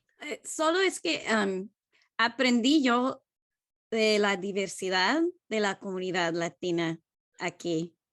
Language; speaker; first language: Spanish; non-native, learner; English